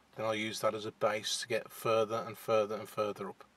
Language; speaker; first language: English; native; English